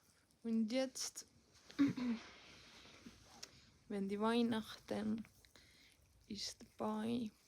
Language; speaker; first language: German; non-native, learner; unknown